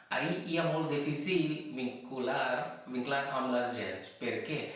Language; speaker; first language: Catalan; non-native, fluent; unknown